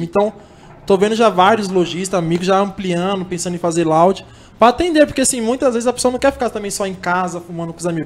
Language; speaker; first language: Portuguese; native; Portuguese